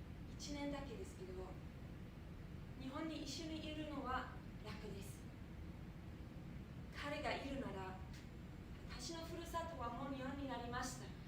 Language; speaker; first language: Japanese; non-native, fluent; German